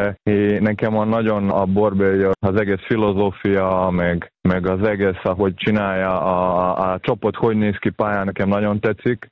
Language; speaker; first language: Hungarian; non-native, fluent; Serbian